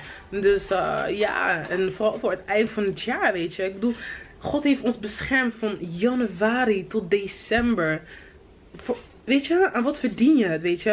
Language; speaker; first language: Dutch; early bilingual, other home language; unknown